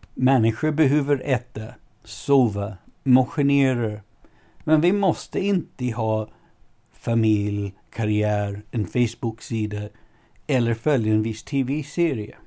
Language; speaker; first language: Swedish; non-native, fluent; English